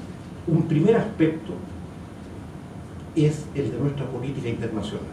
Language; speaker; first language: Spanish; native; Spanish